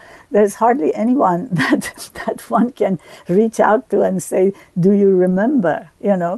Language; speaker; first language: English; native; English